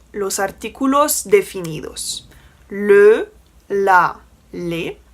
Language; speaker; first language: Spanish; non-native, fluent; French